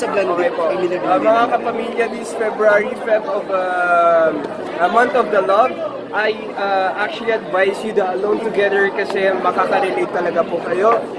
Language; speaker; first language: Filipino; early bilingual, heritage; Italian